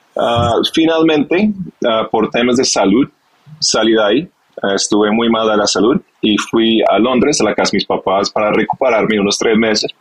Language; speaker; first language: Spanish; non-native, fluent; English